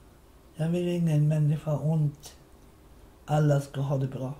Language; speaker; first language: Swedish; non-native, local second language; Romany